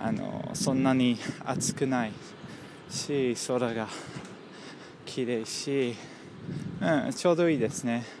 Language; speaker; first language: Japanese; non-native, learner; English